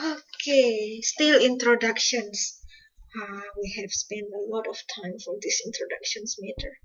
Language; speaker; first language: English; non-native, fluent; Indonesian